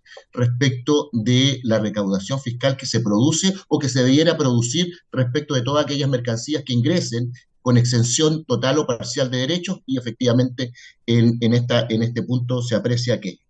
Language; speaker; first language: Spanish; native; Spanish